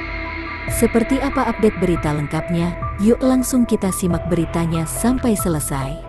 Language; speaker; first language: Indonesian; native; Indonesian